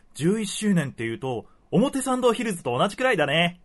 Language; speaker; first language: Japanese; native; Japanese